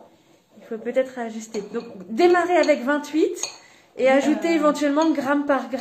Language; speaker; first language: French; native; French